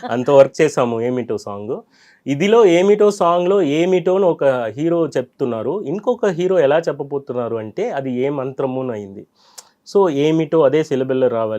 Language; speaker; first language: Telugu; non-native, learner; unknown